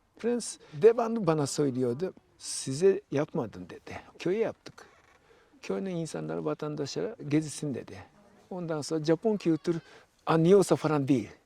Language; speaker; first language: Turkish; non-native, fluent; Japanese